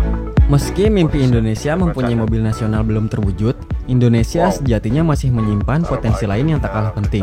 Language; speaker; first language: Indonesian; native; Indonesian